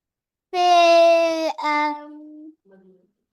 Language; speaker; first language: Arabic; non-native, learner; Urdu